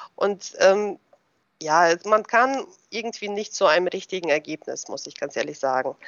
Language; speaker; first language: German; early bilingual, other home language; Russian